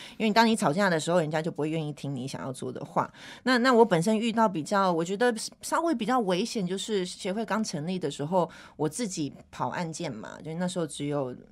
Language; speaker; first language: Chinese; early bilingual, heritage; Chinese